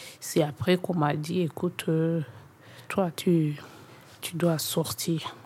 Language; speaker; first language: French; non-native, local second language; Swahili